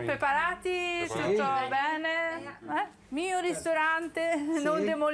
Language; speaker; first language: Italian; non-native, learner; Norwegian